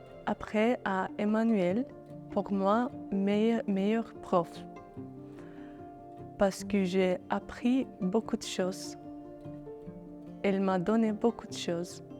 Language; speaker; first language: French; non-native, learner; Bulgarian